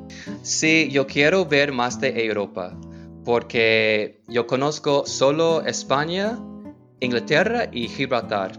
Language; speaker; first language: Spanish; non-native, learner; English